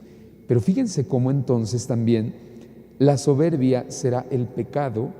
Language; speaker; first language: Spanish; native; Spanish